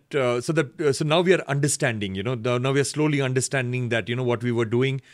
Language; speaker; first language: English; native; English